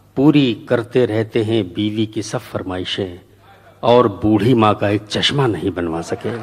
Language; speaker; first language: Urdu; native; Urdu